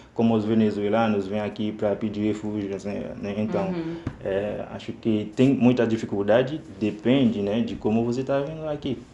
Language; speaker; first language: Portuguese; non-native, fluent; Haitian Creole